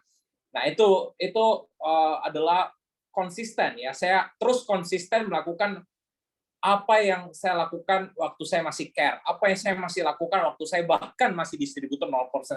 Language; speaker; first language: Indonesian; native; Indonesian